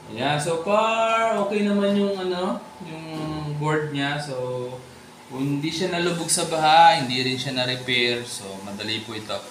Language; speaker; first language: Filipino; native; Filipino